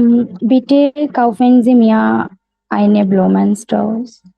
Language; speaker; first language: German; non-native, learner; Bangla